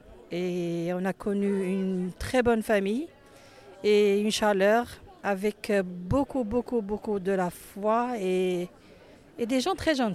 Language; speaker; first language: French; non-native, fluent; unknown